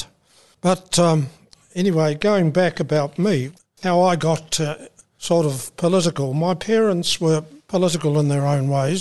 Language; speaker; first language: English; native; English